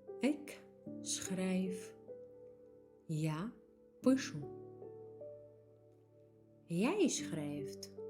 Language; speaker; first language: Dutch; non-native, fluent; Ukrainian